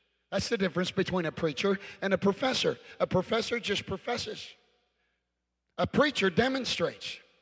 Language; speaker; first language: English; early bilingual, other home language; Spanish